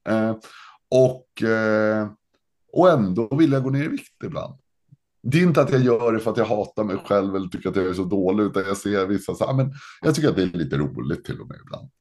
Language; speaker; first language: Swedish; native; Swedish